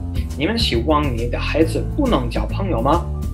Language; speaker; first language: Chinese; non-native, learner; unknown